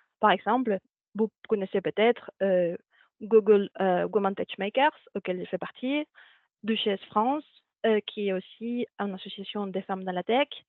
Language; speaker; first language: French; non-native, fluent; Spanish